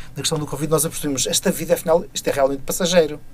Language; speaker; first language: Portuguese; native; Portuguese